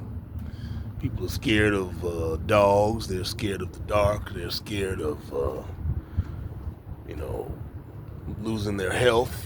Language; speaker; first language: English; native; English